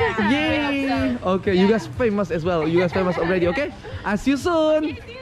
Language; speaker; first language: English; non-native, learner; Indonesian